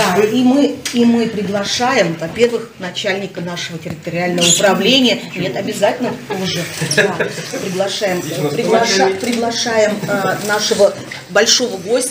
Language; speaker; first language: Russian; native; Russian